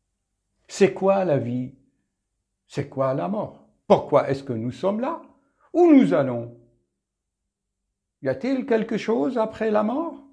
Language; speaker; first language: French; native; French